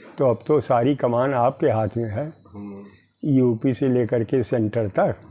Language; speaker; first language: Hindi; native; Hindi